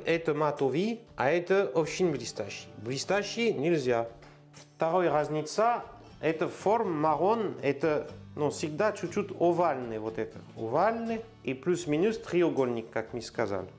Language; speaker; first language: Russian; non-native, learner; French